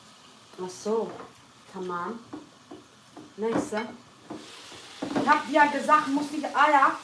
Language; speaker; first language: German; non-native, learner; Kurdish